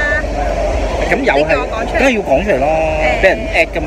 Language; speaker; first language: Chinese; non-native, local second language; Cantonese